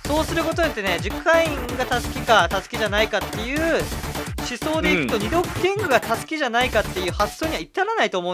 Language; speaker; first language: Japanese; native; Japanese